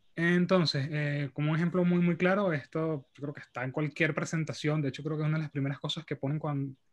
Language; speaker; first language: Spanish; native; Spanish